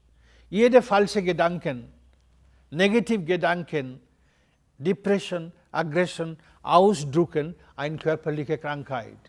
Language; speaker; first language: German; non-native, learner; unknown